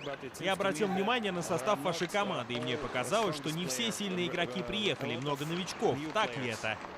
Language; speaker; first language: Russian; native; Russian